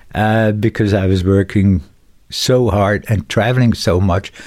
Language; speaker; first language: English; non-native, fluent; German